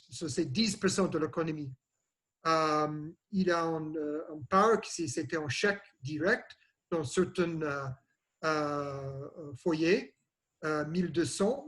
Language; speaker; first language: French; non-native, learner; English